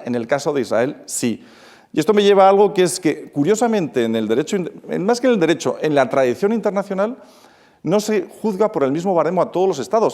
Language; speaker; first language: Spanish; native; Spanish